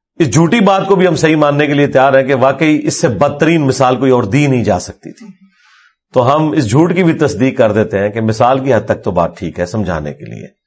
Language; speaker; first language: Urdu; non-native, local second language; Punjabi